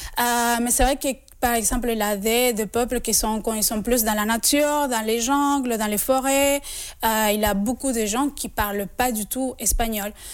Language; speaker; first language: French; non-native, fluent; Spanish